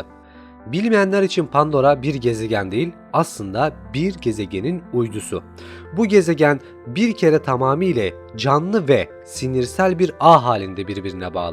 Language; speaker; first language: Turkish; native; Turkish